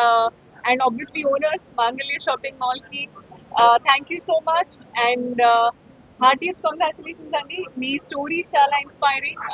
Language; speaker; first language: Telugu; non-native, local second language; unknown